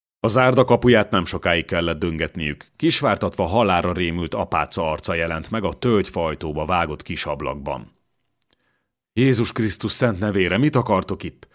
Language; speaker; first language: Hungarian; native; Hungarian